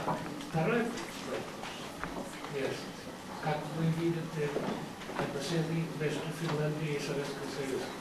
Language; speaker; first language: Russian; non-native, learner; Finnish